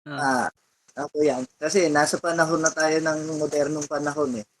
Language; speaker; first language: Filipino; non-native, local second language; Iloko